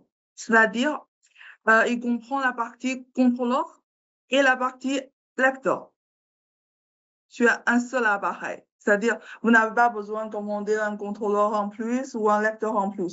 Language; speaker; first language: French; non-native, learner; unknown